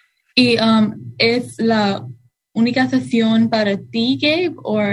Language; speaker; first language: Spanish; non-native, learner; English